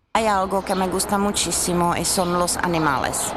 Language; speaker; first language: Spanish; non-native, learner; Czech